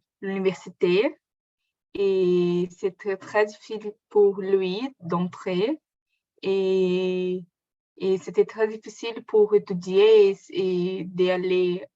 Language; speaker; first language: French; non-native, learner; Portuguese